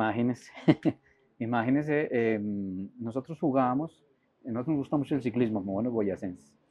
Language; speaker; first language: Spanish; native; Spanish